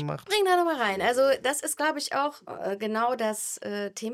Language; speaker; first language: German; native; German